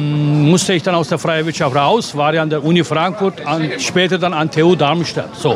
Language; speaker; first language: German; non-native, fluent; Turkish